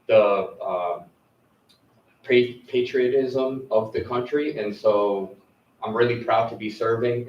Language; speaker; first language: English; early bilingual, other home language; Arabic